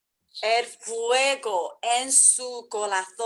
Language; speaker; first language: Spanish; non-native, learner; Chinese